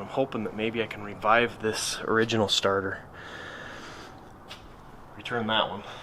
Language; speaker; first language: English; native; English